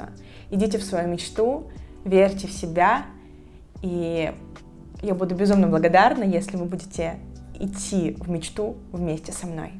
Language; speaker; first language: Russian; native; Russian